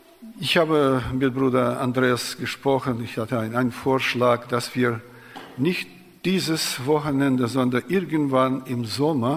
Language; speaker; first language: German; non-native, fluent; Russian